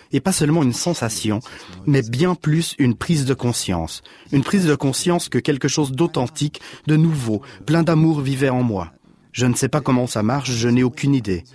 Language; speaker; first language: French; non-native, fluent; German